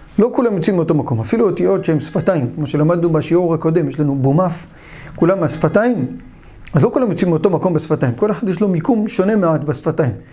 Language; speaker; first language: Hebrew; native; Hebrew